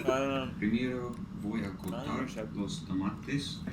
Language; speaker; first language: Spanish; non-native, learner; English